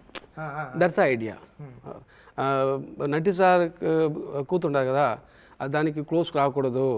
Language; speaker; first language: Telugu; non-native, learner; Tamil